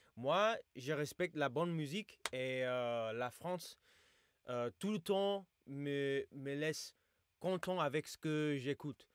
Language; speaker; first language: French; non-native, fluent; English